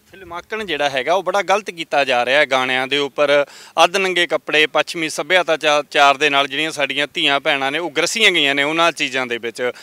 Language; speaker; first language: Punjabi; native; Punjabi